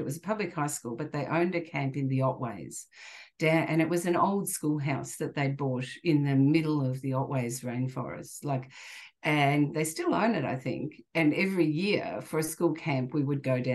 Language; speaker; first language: English; native; English